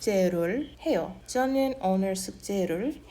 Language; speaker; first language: Korean; non-native, fluent; English